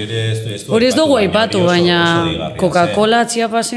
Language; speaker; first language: Basque; native; Basque